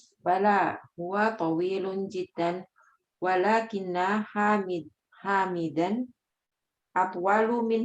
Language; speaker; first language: Arabic; non-native, learner; Indonesian